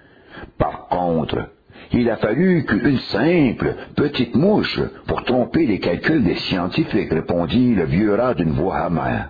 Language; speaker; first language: French; native; French